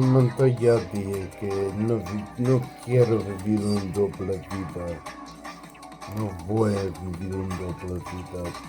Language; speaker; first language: Spanish; non-native, learner; English